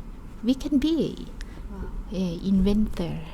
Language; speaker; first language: English; non-native, learner; Thai